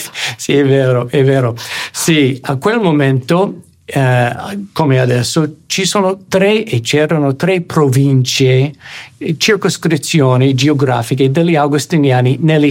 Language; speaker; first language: Italian; non-native, fluent; English